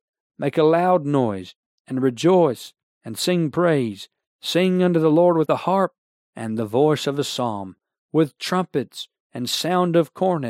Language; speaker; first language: English; native; English